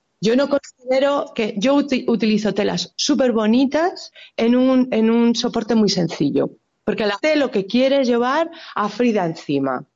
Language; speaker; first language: Spanish; native; Spanish